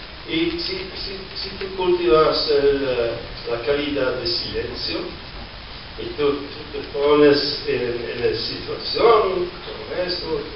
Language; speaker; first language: Spanish; non-native, learner; English